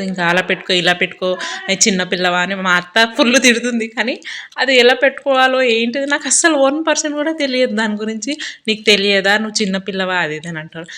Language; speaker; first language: Telugu; non-native, local second language; Lambadi